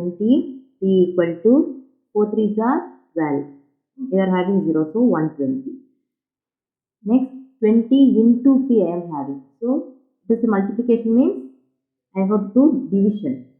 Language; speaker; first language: English; non-native, local second language; Tamil